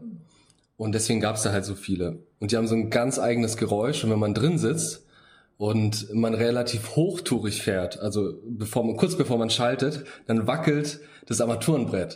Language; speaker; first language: German; early bilingual, other home language; Bosnian